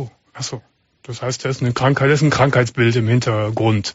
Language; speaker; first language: German; native; German